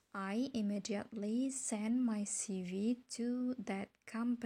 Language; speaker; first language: English; non-native, fluent; Indonesian